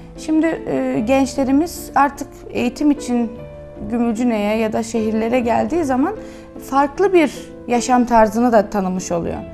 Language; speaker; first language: Turkish; native; Turkish